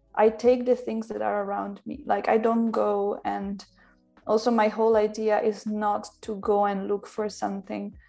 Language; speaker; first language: English; non-native, fluent; Italian